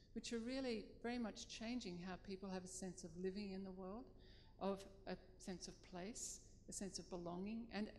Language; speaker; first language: English; native; English